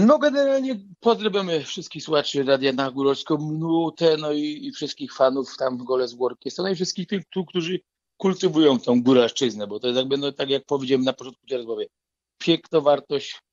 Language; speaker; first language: Polish; native; Polish